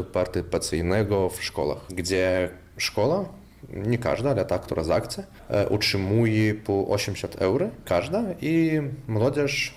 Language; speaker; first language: Polish; non-native, local second language; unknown